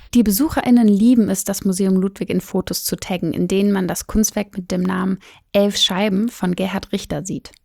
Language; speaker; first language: German; native; German